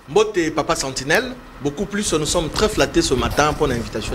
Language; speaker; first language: French; non-native, local second language; Lingala